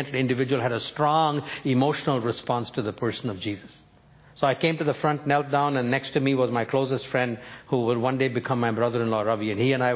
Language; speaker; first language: English; non-native, local second language; Tamil